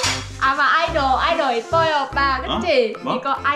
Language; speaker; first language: Korean; non-native, learner; Vietnamese